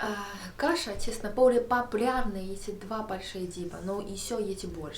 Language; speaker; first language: Russian; non-native, learner; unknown